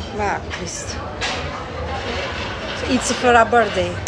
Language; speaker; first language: English; non-native, learner; Italian